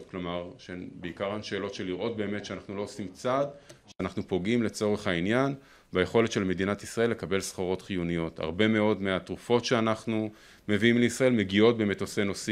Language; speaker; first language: Hebrew; native; Hebrew